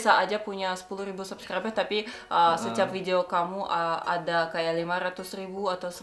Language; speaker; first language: Indonesian; non-native, fluent; Russian